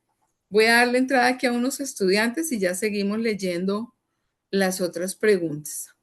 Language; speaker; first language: Spanish; native; Spanish